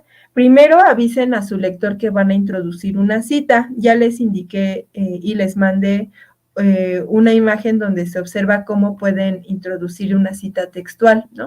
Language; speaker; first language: Spanish; native; Spanish